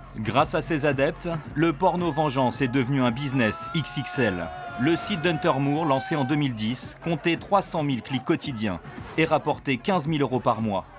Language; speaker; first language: French; native; French